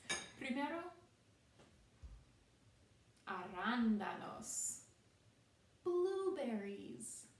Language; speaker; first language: Spanish; non-native, fluent; English